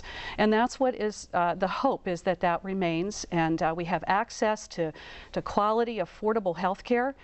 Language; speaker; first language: English; native; English